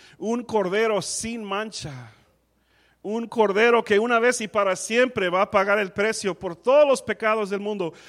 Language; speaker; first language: Spanish; non-native, fluent; English